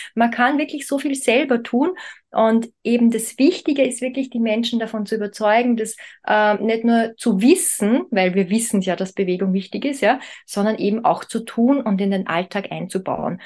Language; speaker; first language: German; native; German